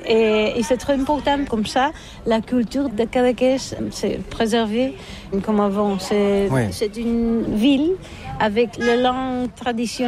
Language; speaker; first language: French; non-native, learner; Catalan